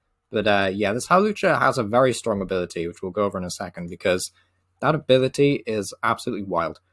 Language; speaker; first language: English; native; English